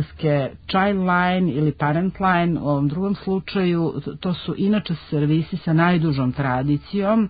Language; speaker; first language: Serbian; native; Serbian